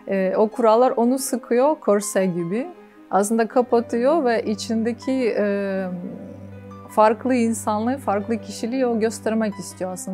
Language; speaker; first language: Turkish; non-native, fluent; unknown